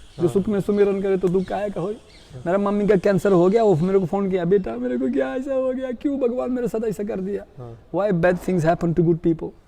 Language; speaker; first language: Hindi; non-native, fluent; Russian